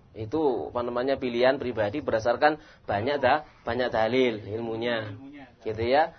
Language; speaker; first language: Indonesian; non-native, local second language; Javanese